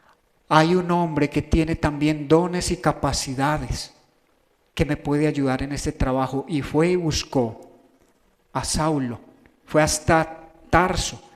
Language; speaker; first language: Spanish; native; Spanish